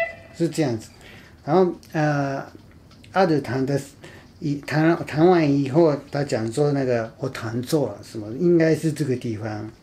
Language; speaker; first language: Chinese; non-native, fluent; Japanese